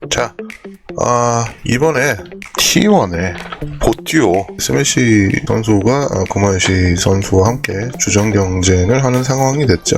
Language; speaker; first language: Korean; native; Korean